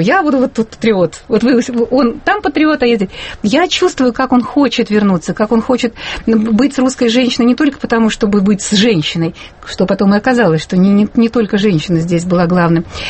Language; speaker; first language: Russian; native; Russian